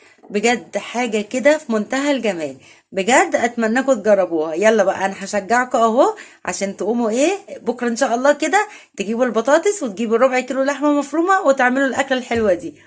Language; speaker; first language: Arabic; native; Arabic